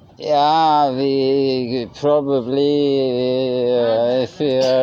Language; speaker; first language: English; non-native, learner; Norwegian